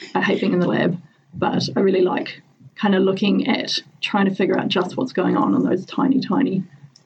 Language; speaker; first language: English; native; English